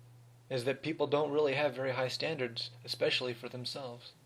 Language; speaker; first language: English; native; English